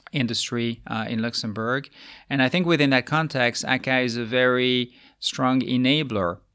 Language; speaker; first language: English; non-native, fluent; French